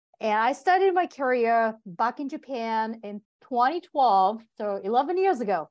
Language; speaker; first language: English; non-native, fluent; Japanese